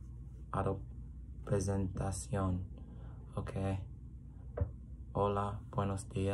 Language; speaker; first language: Spanish; non-native, learner; English